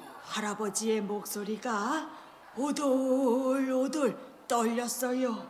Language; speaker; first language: Korean; native; Korean